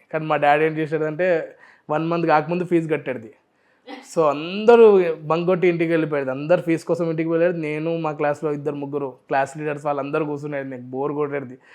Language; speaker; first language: Telugu; non-native, local second language; Urdu